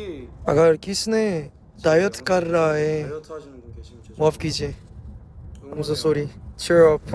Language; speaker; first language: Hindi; non-native, learner; Korean